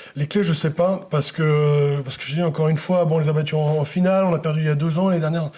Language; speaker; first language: French; native; French